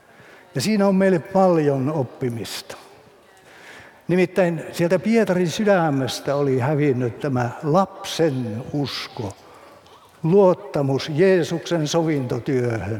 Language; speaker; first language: Finnish; native; Finnish